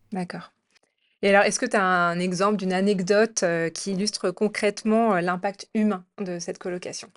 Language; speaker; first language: French; native; French